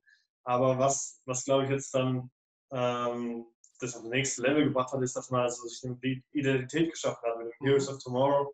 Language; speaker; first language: German; native; German